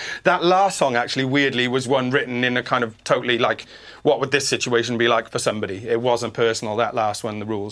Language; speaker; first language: English; native; English